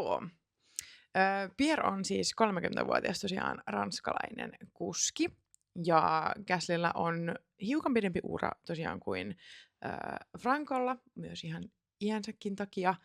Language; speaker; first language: Finnish; native; Finnish